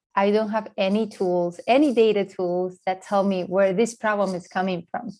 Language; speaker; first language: English; non-native, fluent; Spanish